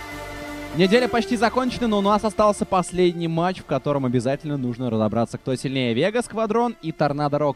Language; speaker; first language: Russian; native; Russian